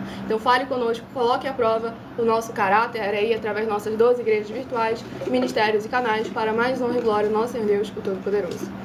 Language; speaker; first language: Portuguese; native; Portuguese